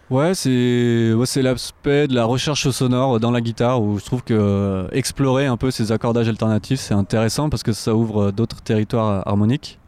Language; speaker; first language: French; native; French